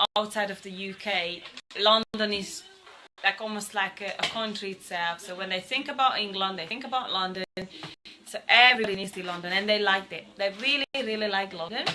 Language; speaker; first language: English; non-native, fluent; Hungarian